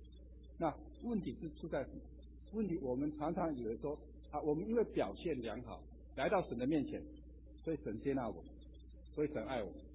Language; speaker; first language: Chinese; native; Chinese